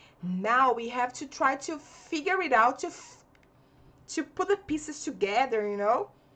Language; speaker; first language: English; non-native, fluent; Portuguese